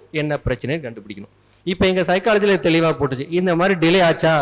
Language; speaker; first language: Tamil; native; Tamil